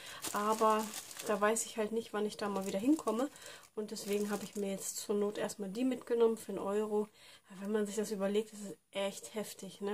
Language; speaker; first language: German; native; German